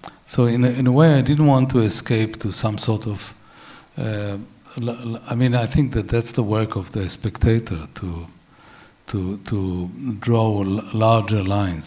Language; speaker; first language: English; non-native, fluent; Hebrew